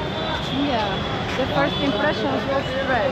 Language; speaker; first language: English; non-native, learner; Greek